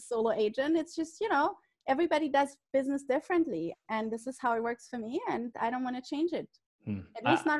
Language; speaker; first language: English; non-native, fluent; German